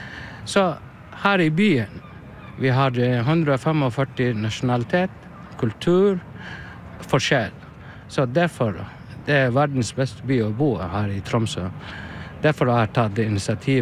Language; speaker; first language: Norwegian; non-native, learner; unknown